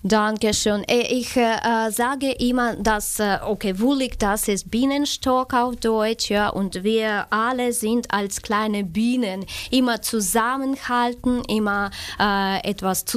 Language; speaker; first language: German; non-native, fluent; Ukrainian